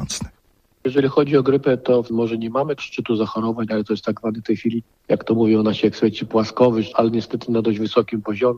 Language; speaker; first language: Polish; native; Polish